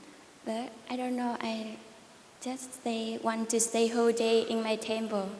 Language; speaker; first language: English; non-native, learner; Vietnamese